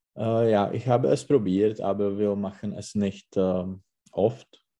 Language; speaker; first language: German; non-native, learner; Czech